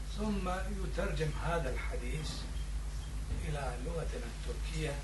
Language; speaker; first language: Arabic; non-native, fluent; Turkish